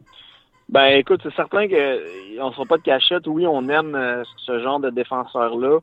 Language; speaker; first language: French; native; French